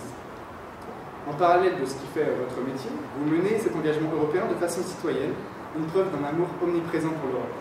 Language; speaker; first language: French; native; French